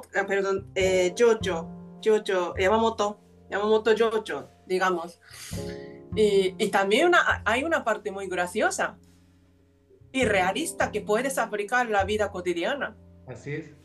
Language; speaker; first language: Spanish; non-native, fluent; Japanese